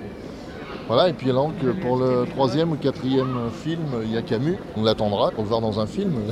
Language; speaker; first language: French; native; French